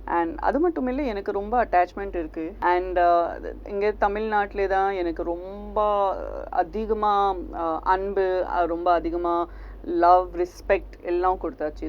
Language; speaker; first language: Tamil; non-native, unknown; Gujarati